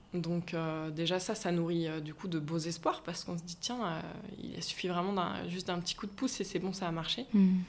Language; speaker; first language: French; native; French